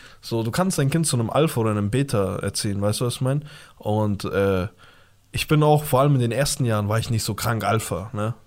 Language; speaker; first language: German; early bilingual, other home language; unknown